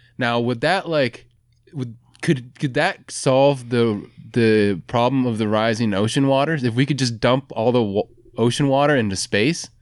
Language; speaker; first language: English; native; English